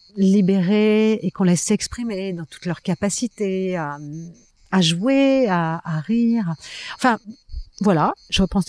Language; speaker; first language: French; native; French